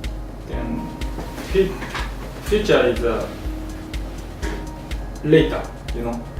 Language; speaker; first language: English; non-native, learner; Japanese